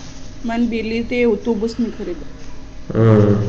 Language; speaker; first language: Persian; non-native, learner; Urdu